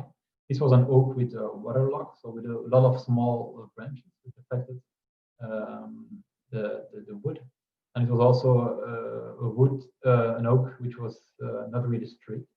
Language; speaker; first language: English; non-native, fluent; Dutch